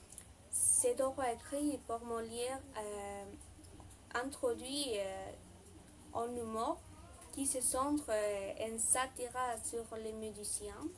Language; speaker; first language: French; non-native, learner; Spanish